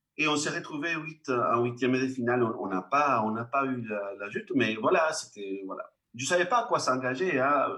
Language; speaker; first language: French; non-native, fluent; Spanish